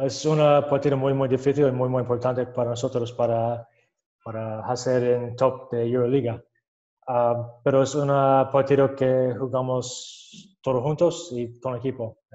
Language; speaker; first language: Spanish; non-native, learner; English